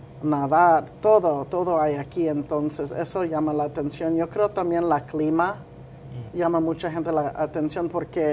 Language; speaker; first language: Spanish; early bilingual, heritage; Spanish